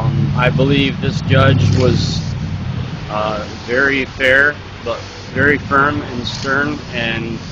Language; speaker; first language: English; native; English